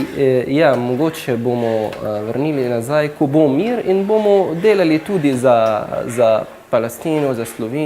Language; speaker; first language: Slovenian; non-native, fluent; Arabic